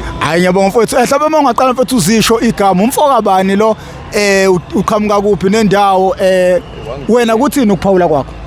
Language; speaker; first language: Zulu; native; Zulu